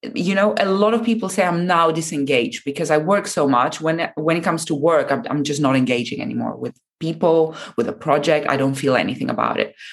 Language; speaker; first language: English; non-native, fluent; Japanese